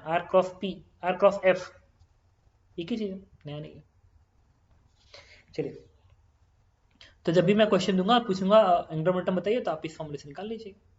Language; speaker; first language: Hindi; native; Hindi